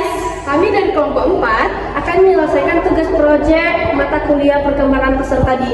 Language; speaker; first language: Indonesian; native; Indonesian